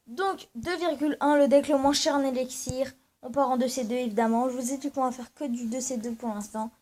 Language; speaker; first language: French; native; French